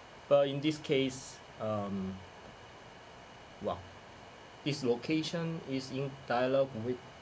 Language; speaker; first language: English; non-native, fluent; Korean